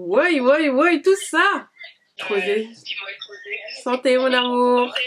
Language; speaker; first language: French; native; French